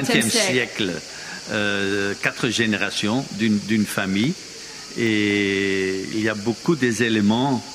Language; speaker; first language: French; non-native, fluent; Dutch